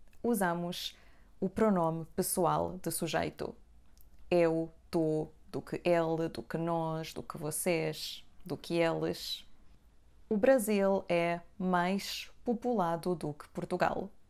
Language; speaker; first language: Portuguese; non-native, fluent; Serbian